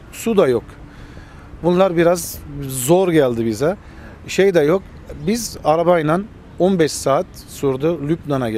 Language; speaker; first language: Turkish; early bilingual, heritage; Armenian